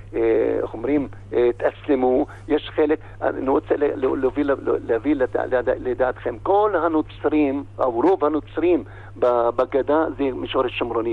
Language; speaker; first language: Hebrew; non-native, local second language; Arabic